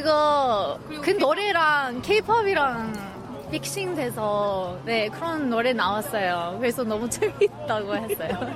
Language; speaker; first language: Korean; non-native, fluent; English